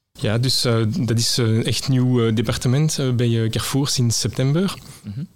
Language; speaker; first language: Dutch; non-native, local second language; French